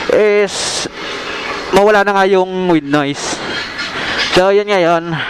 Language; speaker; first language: Filipino; native; Filipino